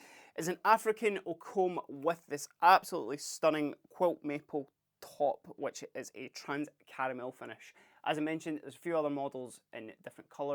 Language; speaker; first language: English; native; English